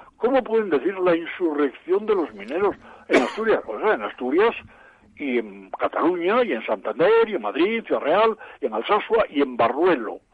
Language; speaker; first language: Spanish; native; Spanish